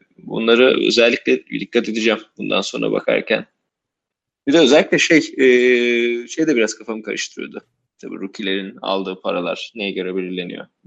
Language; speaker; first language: Turkish; native; Turkish